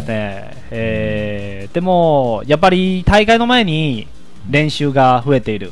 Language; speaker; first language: Japanese; non-native, learner; Chinese